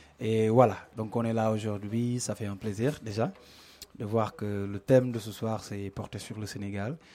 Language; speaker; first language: French; non-native, local second language; Wolof